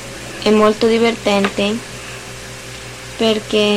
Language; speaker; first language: Italian; non-native, learner; English